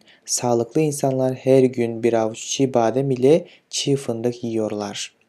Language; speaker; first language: Turkish; non-native, fluent; Kyrgyz